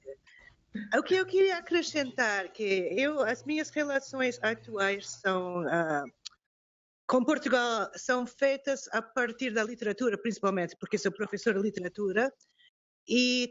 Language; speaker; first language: Portuguese; non-native, fluent; English